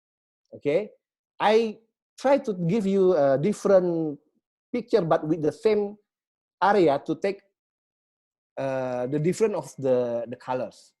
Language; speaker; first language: English; non-native, learner; Indonesian